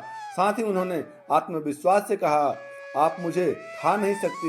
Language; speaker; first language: Hindi; native; Hindi